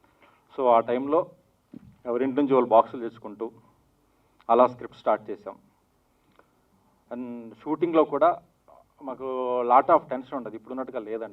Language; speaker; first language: Telugu; native; Telugu